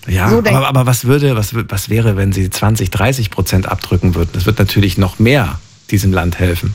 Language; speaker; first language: German; native; German